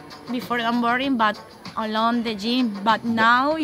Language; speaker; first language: English; non-native, learner; Spanish